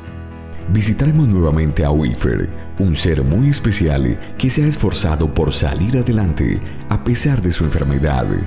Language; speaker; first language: Spanish; native; Spanish